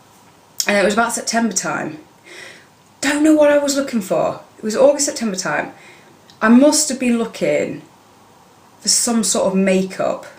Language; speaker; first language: English; native; English